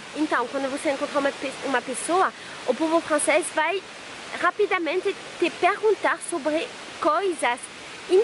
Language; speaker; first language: Portuguese; non-native, fluent; French